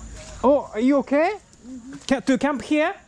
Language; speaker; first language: English; non-native, learner; Japanese